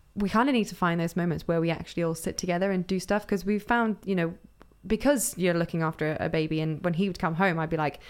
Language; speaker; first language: English; native; English